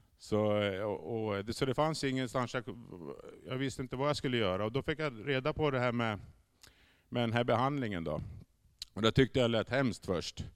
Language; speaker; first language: Swedish; native; Swedish